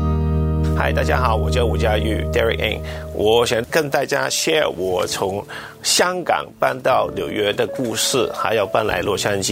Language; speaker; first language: Chinese; non-native, local second language; Cantonese